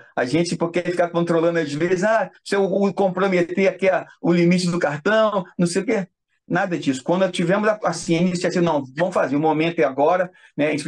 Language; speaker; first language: Portuguese; native; Portuguese